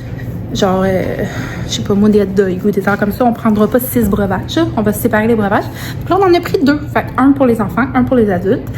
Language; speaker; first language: French; native; French